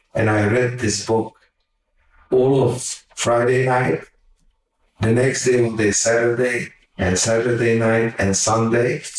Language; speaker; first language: English; non-native, fluent; Hungarian